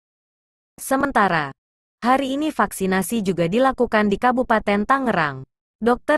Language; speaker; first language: Indonesian; native; Indonesian